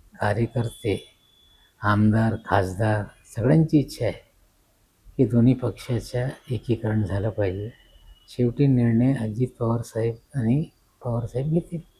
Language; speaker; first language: Marathi; non-native, local second language; Urdu